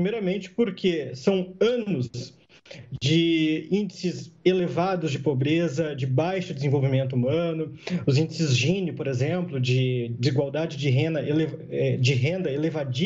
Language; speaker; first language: Portuguese; native; Portuguese